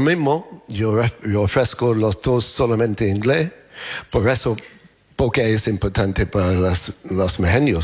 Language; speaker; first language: Spanish; non-native, fluent; English